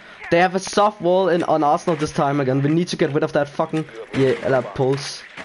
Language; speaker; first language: English; non-native, fluent; Danish